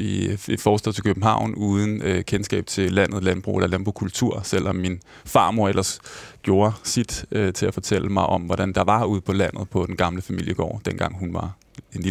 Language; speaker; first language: Danish; native; Danish